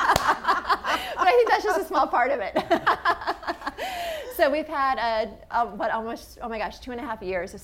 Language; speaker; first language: English; native; English